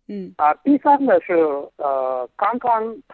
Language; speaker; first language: Chinese; non-native, fluent; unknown